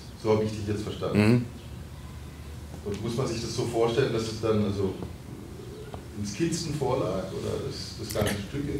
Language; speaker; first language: German; native; German